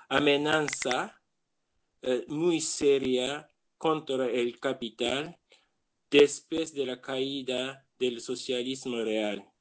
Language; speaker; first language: Spanish; non-native, learner; Japanese